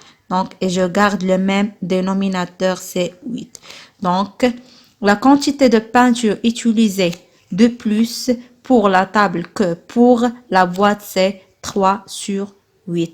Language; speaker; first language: French; non-native, local second language; Arabic